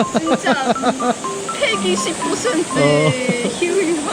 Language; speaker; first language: Korean; non-native, learner; Russian